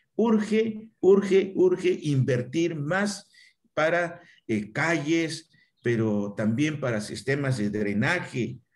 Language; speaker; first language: Spanish; non-native, local second language; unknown